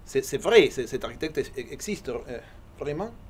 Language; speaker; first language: French; non-native, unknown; Spanish